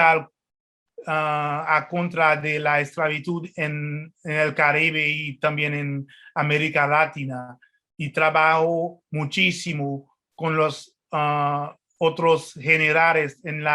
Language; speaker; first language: Spanish; non-native, fluent; French